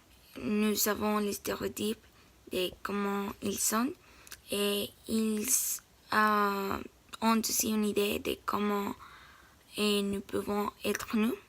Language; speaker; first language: French; non-native, learner; Spanish